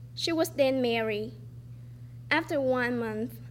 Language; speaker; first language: English; non-native, fluent; Vietnamese